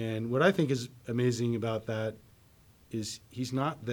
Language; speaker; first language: English; native; English